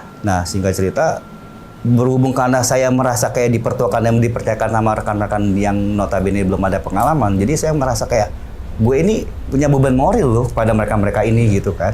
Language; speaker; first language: Indonesian; native; Indonesian